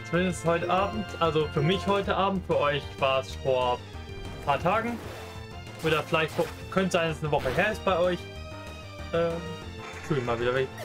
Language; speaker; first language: German; native; German